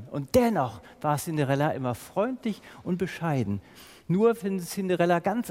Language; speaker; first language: German; native; German